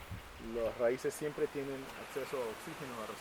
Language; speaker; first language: Spanish; native; Spanish